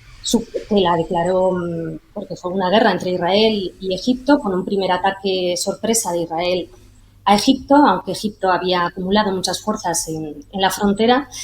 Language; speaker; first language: Spanish; native; Spanish